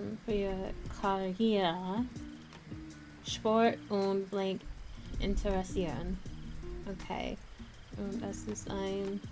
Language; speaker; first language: German; non-native, learner; English